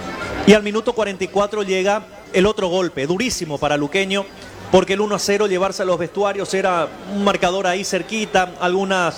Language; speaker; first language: Spanish; native; Spanish